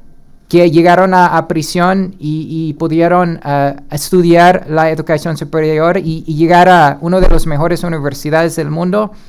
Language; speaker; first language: Spanish; early bilingual, heritage; Spanish